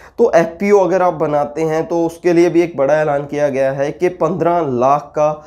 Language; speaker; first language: Hindi; non-native, local second language; Punjabi